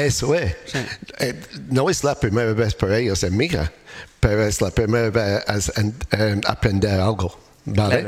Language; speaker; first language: Spanish; non-native, learner; English